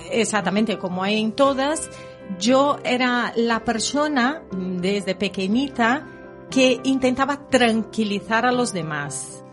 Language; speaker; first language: Spanish; early bilingual, heritage; Spanish